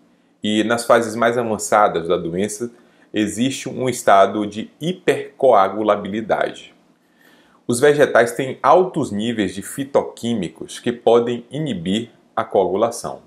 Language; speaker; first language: Portuguese; native; Portuguese